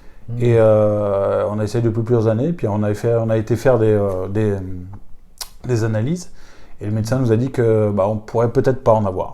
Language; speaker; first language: French; native; French